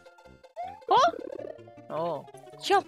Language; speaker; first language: Japanese; native; Japanese